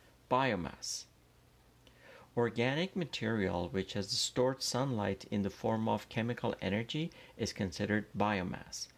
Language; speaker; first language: English; non-native, fluent; Persian